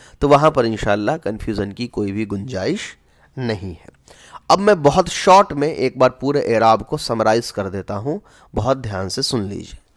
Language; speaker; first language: Urdu; native; Urdu